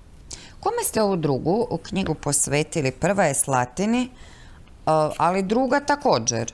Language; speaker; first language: Croatian; native; Croatian